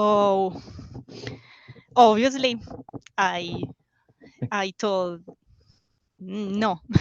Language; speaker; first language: English; non-native, learner; Spanish